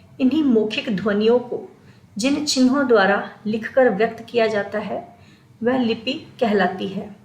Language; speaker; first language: Hindi; native; Hindi